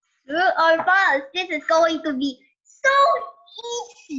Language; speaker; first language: English; non-native, learner; Indonesian